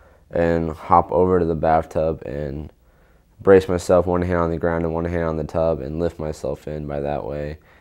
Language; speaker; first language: English; native; English